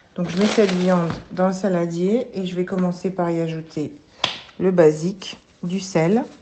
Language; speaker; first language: French; native; French